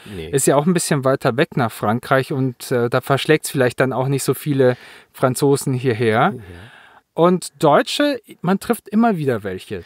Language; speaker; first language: German; native; German